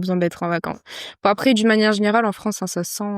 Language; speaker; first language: French; native; French